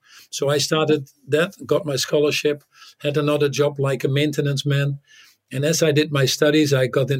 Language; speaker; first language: English; non-native, fluent; Dutch